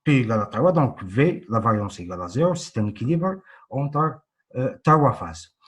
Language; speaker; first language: French; non-native, local second language; Arabic